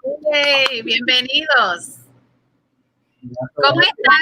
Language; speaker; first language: Spanish; early bilingual, heritage; Spanish